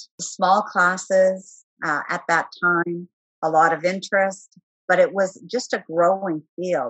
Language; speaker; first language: English; native; English